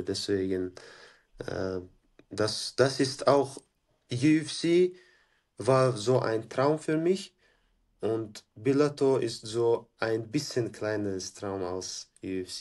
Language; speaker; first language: German; non-native, fluent; Chechen